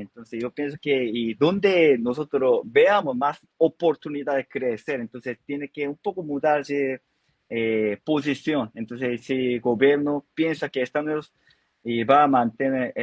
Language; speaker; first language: Spanish; non-native, fluent; Korean